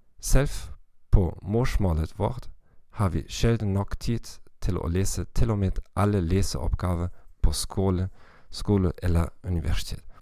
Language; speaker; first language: Norwegian; non-native, learner; German